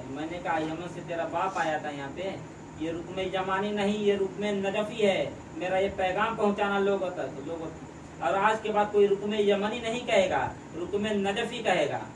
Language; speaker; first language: Urdu; native; Urdu